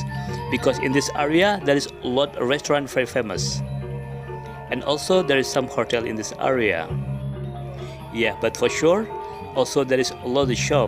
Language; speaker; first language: English; non-native, learner; Indonesian